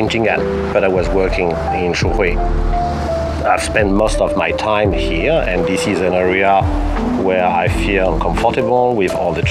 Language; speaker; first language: English; non-native, fluent; French